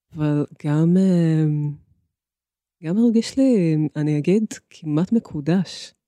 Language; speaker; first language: Hebrew; early bilingual, other home language; Russian